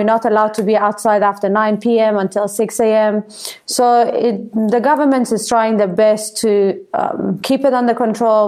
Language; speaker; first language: English; non-native, fluent; Persian